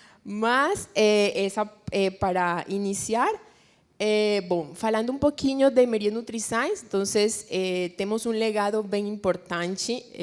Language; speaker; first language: Portuguese; non-native, fluent; Spanish